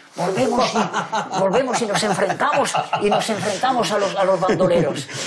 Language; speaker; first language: Spanish; native; Spanish